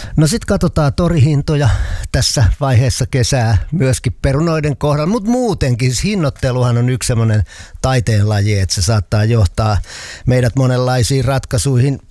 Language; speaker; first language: Finnish; native; Finnish